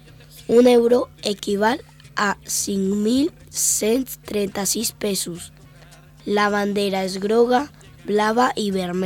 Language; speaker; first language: Catalan; early bilingual, other home language; Spanish